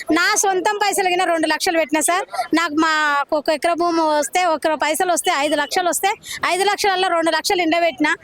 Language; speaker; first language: Telugu; native; Telugu